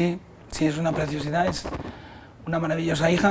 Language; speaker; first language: Spanish; native; Spanish